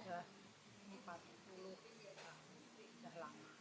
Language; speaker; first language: Indonesian; non-native, local second language; Javanese